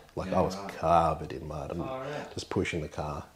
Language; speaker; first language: English; native; English